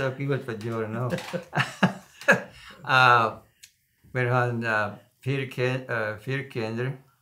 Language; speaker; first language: Dutch; early bilingual, heritage; German